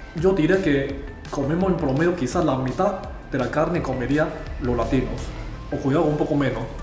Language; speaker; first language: Spanish; non-native, fluent; Chinese